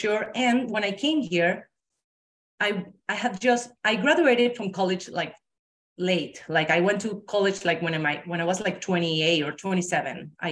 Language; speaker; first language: English; non-native, fluent; Spanish